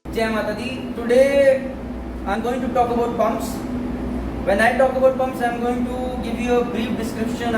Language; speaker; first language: English; non-native, local second language; Hindi